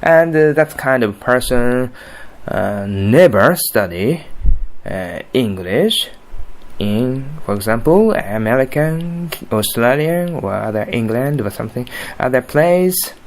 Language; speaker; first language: English; non-native, learner; Japanese